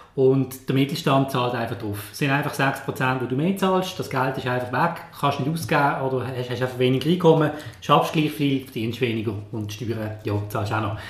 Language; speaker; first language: German; native; German